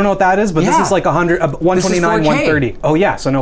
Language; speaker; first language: English; native; English